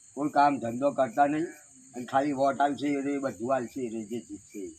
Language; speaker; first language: Gujarati; native; Gujarati